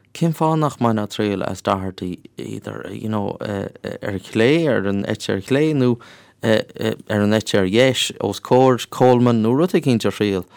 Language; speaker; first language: Irish; native; Irish